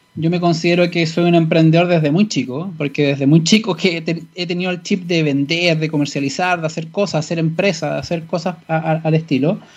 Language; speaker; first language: Spanish; native; Spanish